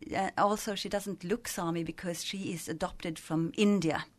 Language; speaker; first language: English; non-native, fluent; Swedish